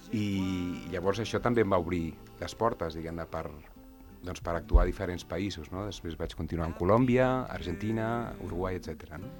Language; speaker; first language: Catalan; non-native, local second language; Spanish